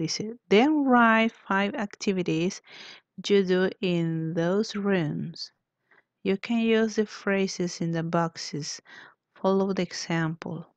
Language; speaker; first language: English; non-native, fluent; Spanish